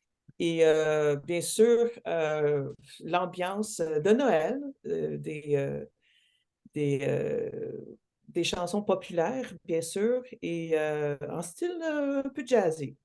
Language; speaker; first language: French; non-native, local second language; English